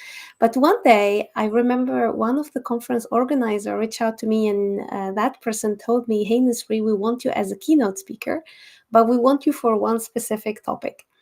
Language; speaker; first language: English; non-native, fluent; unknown